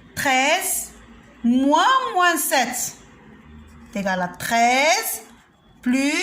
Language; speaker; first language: French; non-native, local second language; Arabic